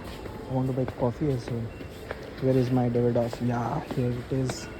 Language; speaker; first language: English; non-native, local second language; Hindi